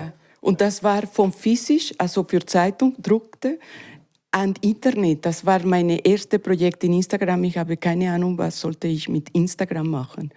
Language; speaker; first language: German; non-native, learner; Spanish